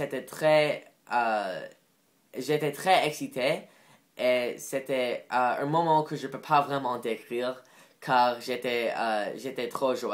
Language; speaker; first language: French; non-native, learner; English